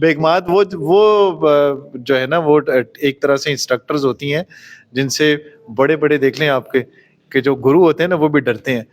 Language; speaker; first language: Urdu; native; Urdu